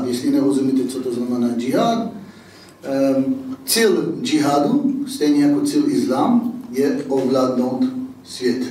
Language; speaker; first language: Czech; non-native, fluent; Hebrew